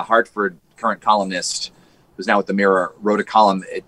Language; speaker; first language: English; native; English